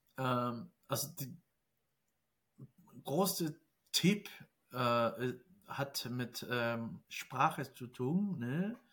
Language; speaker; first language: German; non-native, learner; Spanish